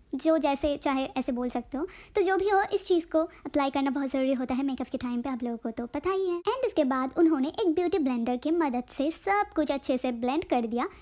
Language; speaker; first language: Hindi; non-native, local second language; Bangla